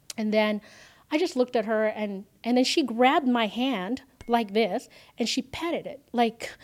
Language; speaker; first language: English; early bilingual, other home language; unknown